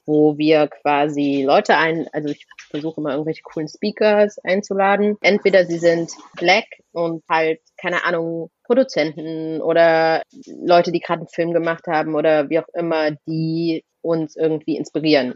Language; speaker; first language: German; native; German